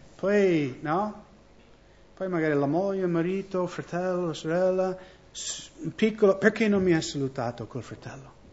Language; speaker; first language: Italian; non-native, fluent; English